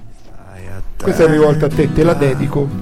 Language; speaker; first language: Italian; native; Italian